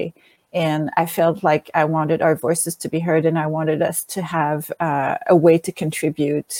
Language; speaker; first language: English; non-native, fluent; French